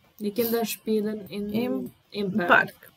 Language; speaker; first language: German; non-native, learner; Serbian